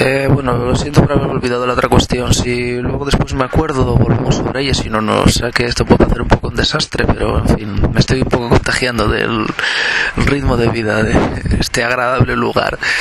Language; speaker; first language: Spanish; native; Spanish